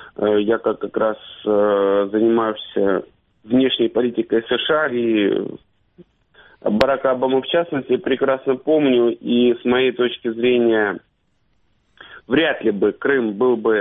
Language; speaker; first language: Russian; native; Russian